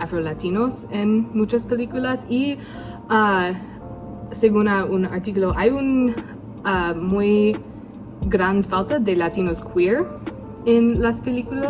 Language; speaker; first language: Spanish; non-native, learner; English